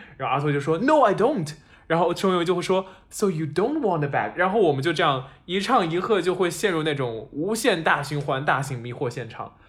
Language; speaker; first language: Chinese; native; Chinese